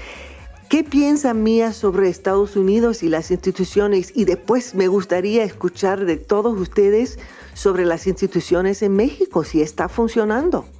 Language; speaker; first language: Spanish; non-native, fluent; English